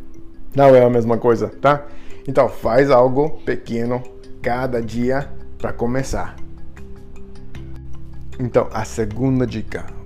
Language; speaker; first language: Portuguese; non-native, fluent; English